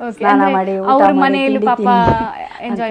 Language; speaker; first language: Kannada; native; Kannada